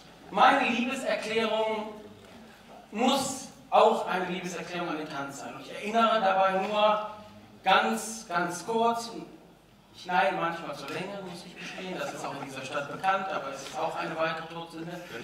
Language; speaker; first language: German; native; German